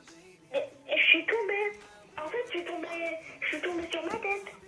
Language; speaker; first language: French; early bilingual, other home language; Turkish